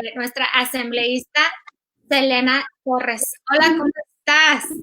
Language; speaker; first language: Spanish; early bilingual, heritage; Spanish